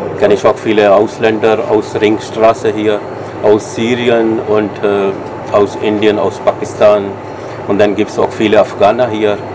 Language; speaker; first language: German; non-native, learner; Hindi